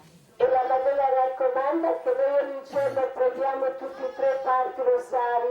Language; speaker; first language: Italian; non-native, learner; Croatian